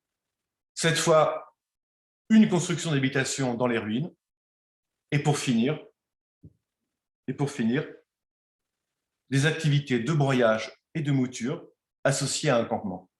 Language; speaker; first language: French; native; French